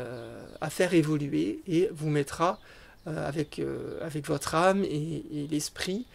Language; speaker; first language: French; native; French